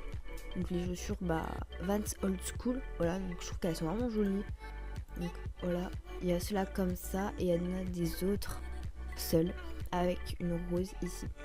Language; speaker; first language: French; native; French